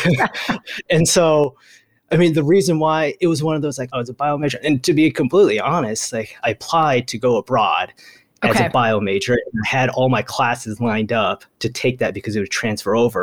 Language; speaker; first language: English; early bilingual, other home language; Japanese